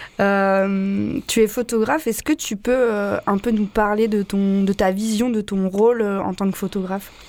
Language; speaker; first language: French; native; French